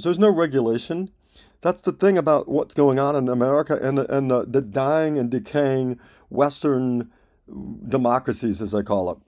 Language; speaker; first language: English; native; English